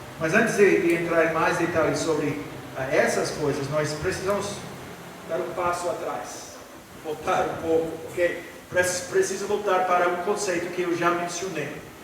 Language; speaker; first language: Portuguese; non-native, fluent; English